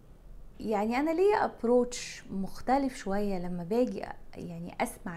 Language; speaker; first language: Arabic; native; Arabic